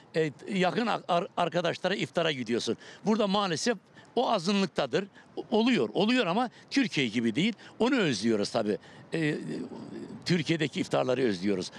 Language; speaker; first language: Turkish; native; Turkish